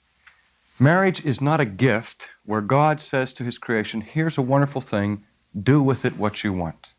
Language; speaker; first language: English; native; English